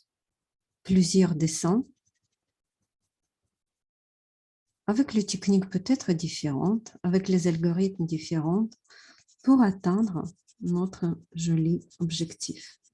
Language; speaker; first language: French; non-native, fluent; Russian